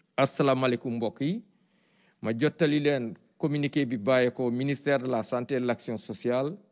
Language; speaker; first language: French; non-native, local second language; Wolof